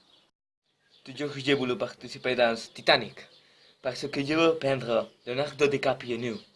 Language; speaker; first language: French; non-native, learner; Spanish